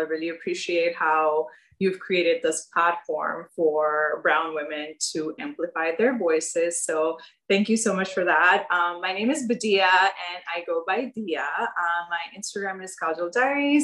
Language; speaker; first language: English; non-native, local second language; Urdu